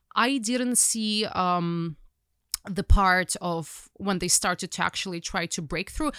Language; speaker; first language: English; non-native, fluent; Ukrainian